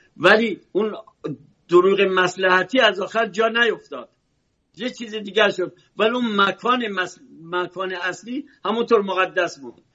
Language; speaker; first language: Persian; native; Persian